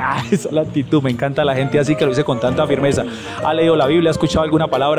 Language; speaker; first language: Spanish; native; Spanish